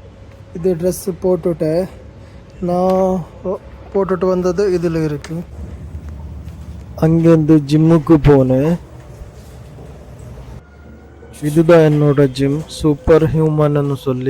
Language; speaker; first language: Tamil; non-native, learner; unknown